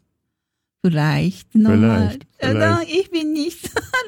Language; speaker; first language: German; non-native, learner; Japanese